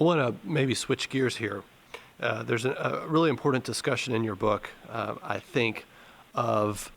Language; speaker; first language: English; native; English